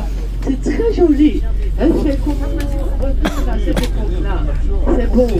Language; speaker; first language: French; non-native, fluent; Dutch